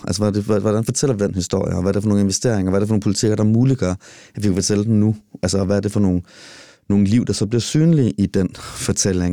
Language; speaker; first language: Danish; native; Danish